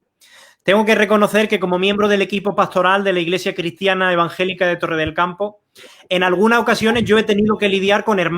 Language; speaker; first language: Spanish; native; Spanish